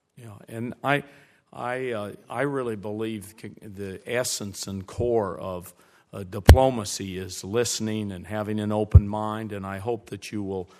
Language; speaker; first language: English; native; English